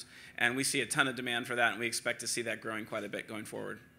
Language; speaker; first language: English; native; English